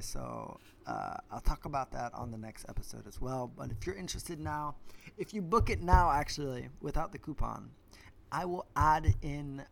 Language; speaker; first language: English; native; English